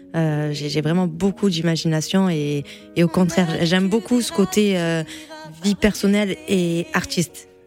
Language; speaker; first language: French; native; French